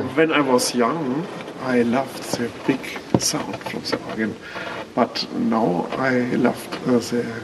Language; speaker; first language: English; non-native, fluent; German